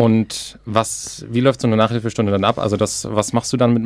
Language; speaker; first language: German; native; German